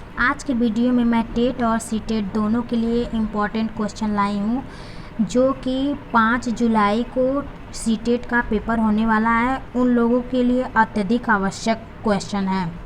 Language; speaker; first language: Hindi; native; Hindi